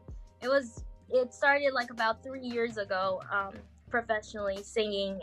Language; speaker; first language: English; non-native, fluent; Portuguese